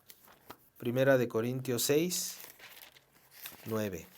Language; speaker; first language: Spanish; native; Spanish